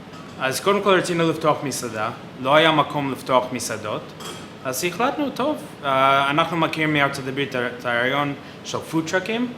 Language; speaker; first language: Hebrew; non-native, fluent; English